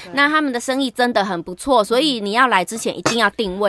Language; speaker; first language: Chinese; native; Chinese